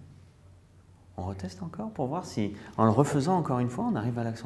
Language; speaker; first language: French; native; French